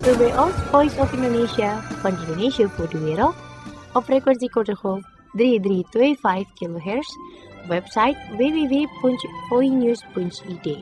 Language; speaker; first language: Dutch; non-native, fluent; Indonesian